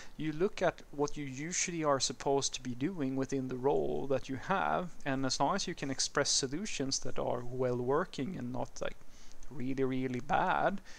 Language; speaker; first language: English; non-native, fluent; Swedish